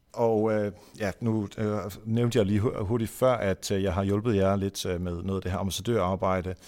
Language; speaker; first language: Danish; native; Danish